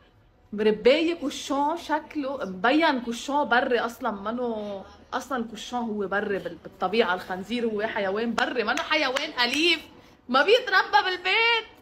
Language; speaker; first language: Arabic; native; Arabic